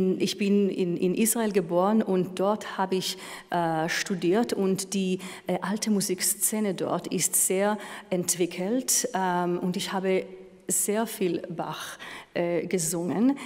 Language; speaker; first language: German; non-native, fluent; Hebrew